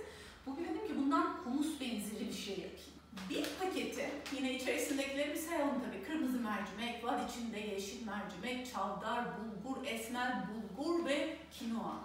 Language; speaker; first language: Turkish; native; Turkish